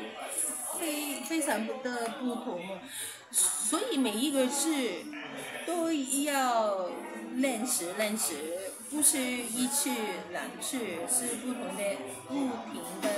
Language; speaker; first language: Chinese; non-native, local second language; Cantonese